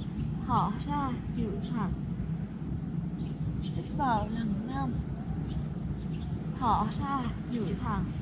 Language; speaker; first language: Vietnamese; native; Vietnamese